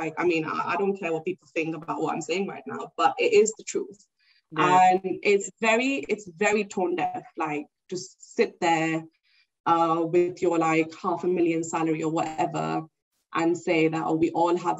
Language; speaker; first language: English; non-native, local second language; Urdu